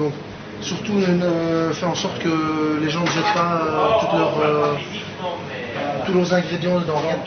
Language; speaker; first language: French; native; French